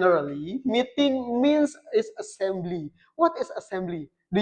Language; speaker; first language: English; non-native, fluent; Indonesian